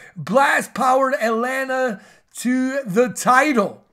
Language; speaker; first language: English; native; English